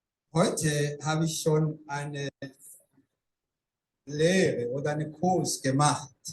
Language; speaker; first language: German; non-native, fluent; Rundi